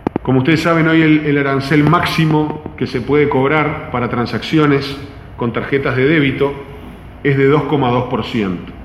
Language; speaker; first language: Spanish; native; Spanish